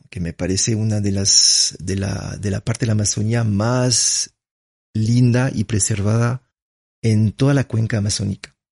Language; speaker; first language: Spanish; non-native, fluent; French